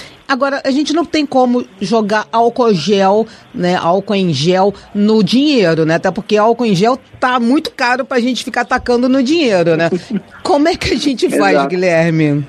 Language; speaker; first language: Portuguese; native; Portuguese